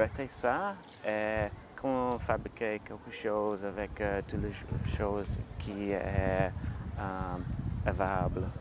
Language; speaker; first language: French; non-native, learner; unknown